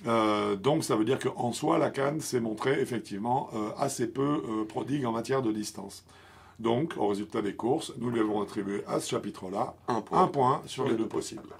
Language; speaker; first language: French; native; French